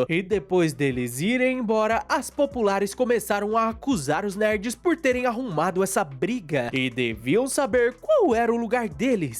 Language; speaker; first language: Portuguese; native; Portuguese